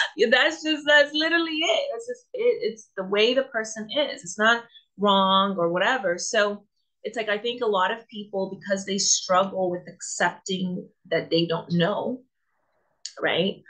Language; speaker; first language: English; native; English